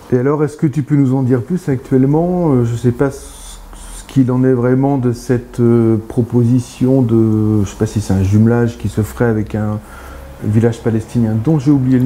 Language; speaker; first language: French; native; French